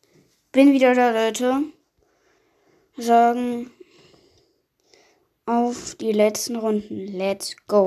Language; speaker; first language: German; native; German